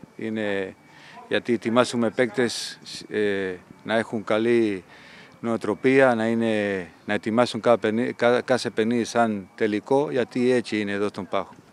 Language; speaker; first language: Greek; non-native, learner; Spanish